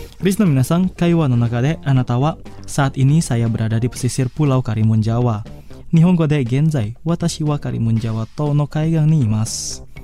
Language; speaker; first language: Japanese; non-native, fluent; Indonesian